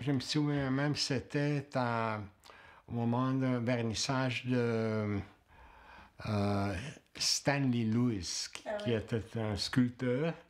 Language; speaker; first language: French; non-native, fluent; Hungarian